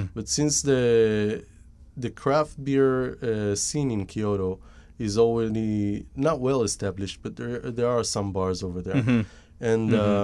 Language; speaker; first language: English; non-native, fluent; Hebrew